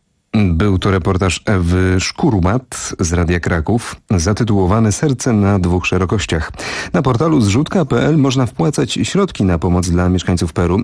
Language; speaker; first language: Polish; native; Polish